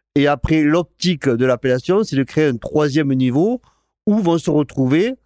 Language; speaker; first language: French; non-native, fluent; Spanish